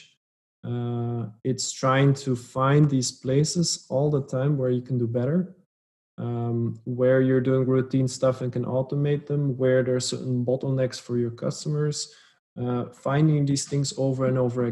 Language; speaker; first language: English; non-native, fluent; Dutch